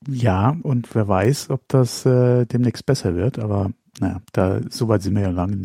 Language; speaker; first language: German; native; German